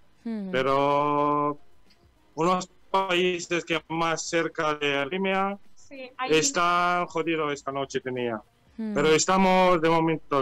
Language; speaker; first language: Spanish; non-native, learner; Ukrainian